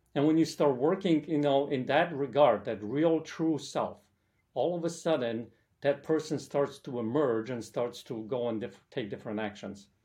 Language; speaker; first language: English; early bilingual, other home language; Polish